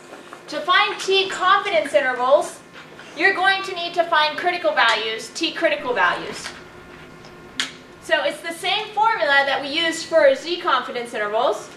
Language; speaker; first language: English; native; English